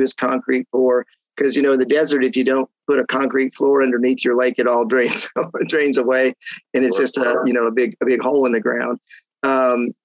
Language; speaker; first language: English; native; English